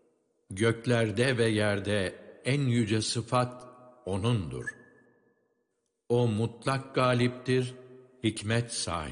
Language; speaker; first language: Turkish; native; Turkish